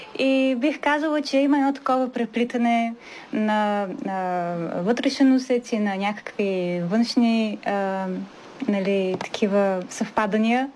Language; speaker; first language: Bulgarian; native; Bulgarian